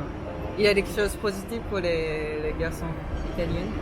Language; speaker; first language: French; non-native, fluent; Japanese